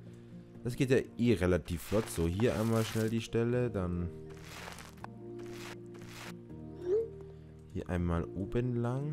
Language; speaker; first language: German; native; German